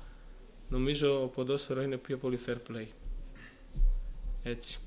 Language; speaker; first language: Greek; non-native, fluent; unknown